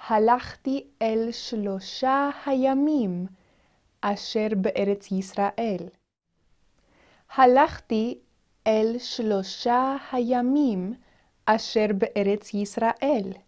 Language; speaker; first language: Hebrew; non-native, fluent; English